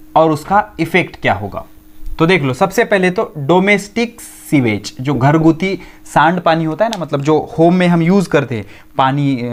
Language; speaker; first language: Hindi; non-native, local second language; Marathi